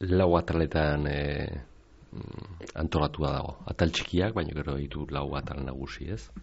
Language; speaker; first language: Basque; native; Basque